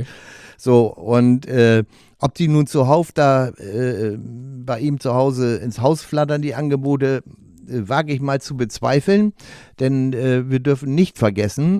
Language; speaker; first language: German; native; German